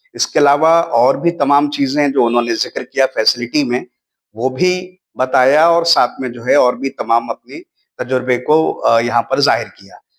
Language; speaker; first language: Hindi; native; Hindi